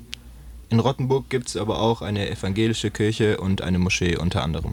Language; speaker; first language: German; native; German